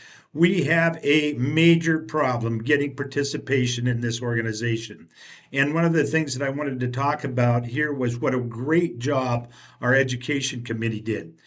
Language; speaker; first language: English; native; English